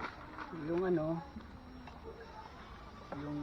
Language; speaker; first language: Filipino; native; Filipino